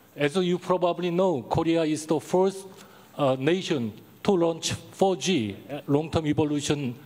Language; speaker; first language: English; non-native, learner; Korean